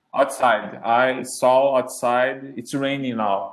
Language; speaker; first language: English; non-native, learner; Portuguese